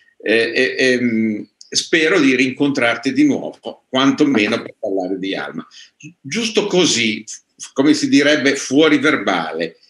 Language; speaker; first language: Italian; native; Italian